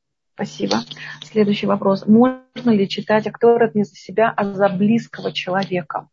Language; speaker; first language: Russian; native; Russian